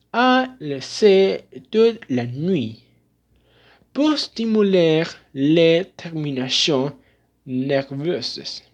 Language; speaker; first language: French; non-native, learner; Spanish